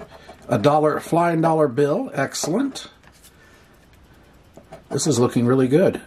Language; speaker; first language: English; native; English